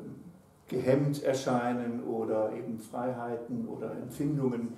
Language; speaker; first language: German; native; German